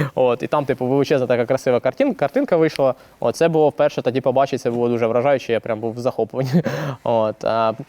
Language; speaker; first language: Ukrainian; native; Ukrainian